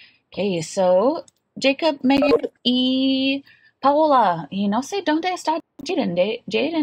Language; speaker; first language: Spanish; non-native, fluent; English